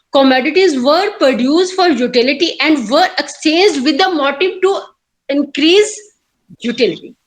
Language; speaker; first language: English; non-native, local second language; Punjabi